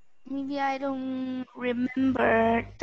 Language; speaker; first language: English; non-native, learner; Vietnamese